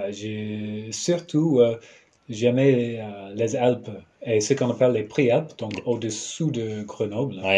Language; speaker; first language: French; non-native, fluent; English